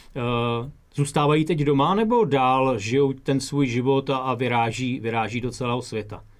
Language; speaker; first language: Czech; native; Czech